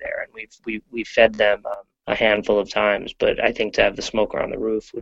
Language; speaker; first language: English; native; English